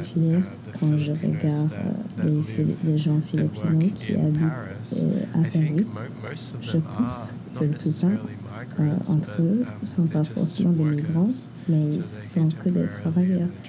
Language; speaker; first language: French; non-native, learner; English